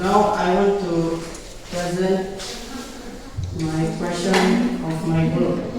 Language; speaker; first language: English; non-native, learner; Indonesian